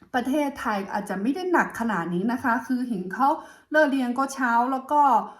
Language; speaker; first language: Thai; non-native, fluent; Chinese